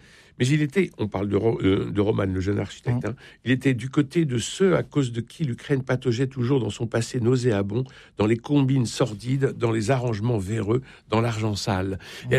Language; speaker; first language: French; native; French